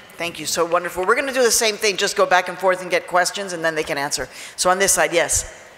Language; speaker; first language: English; early bilingual, other home language; Spanish